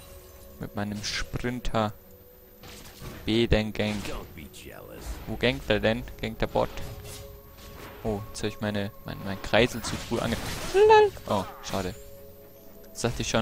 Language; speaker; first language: German; native; German